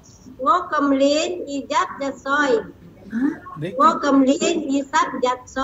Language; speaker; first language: Cantonese; non-native, learner; Indonesian